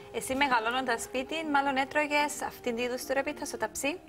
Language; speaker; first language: Greek; native; Greek